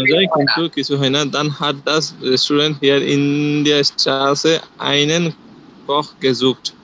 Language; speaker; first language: German; non-native, learner; Bangla